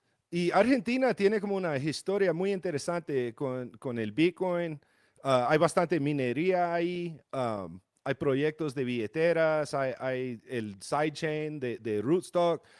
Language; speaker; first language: Spanish; non-native, fluent; English